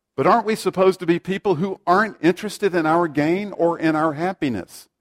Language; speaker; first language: English; native; English